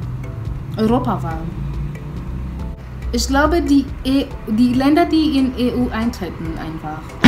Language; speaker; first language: German; non-native, fluent; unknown